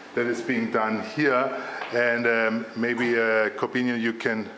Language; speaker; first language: English; non-native, fluent; German